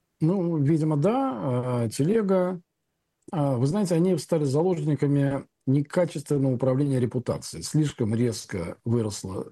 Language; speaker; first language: Russian; native; Russian